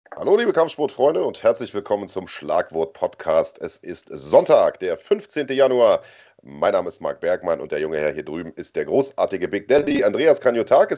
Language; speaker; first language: German; native; German